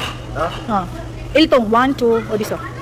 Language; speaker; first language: Korean; non-native, learner; Filipino